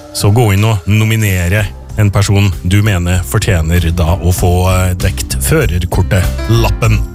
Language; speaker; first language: Norwegian; native; Norwegian